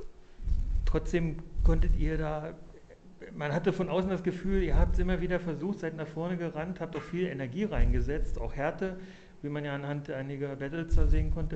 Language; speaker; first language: German; native; German